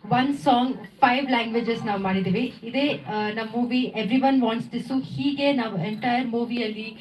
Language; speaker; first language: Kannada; non-native, local second language; Tamil